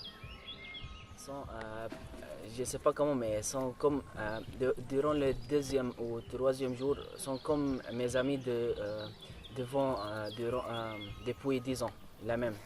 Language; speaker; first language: French; non-native, learner; Arabic